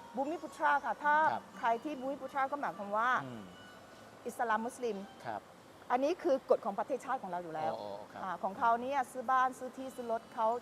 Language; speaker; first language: Thai; non-native, fluent; Malay